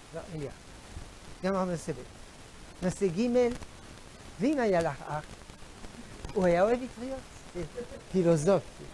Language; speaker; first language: Hebrew; non-native, fluent; French